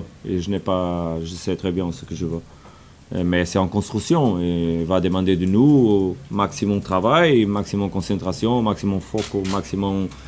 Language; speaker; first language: French; non-native, fluent; Portuguese